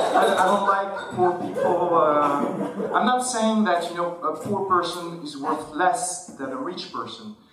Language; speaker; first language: English; non-native, fluent; Arabic